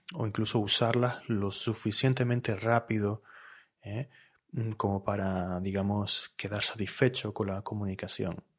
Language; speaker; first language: Spanish; native; Spanish